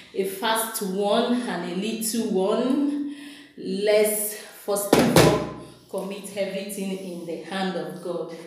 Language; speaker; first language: English; non-native, local second language; Igbo